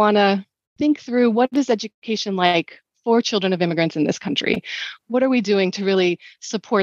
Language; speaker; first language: English; native; English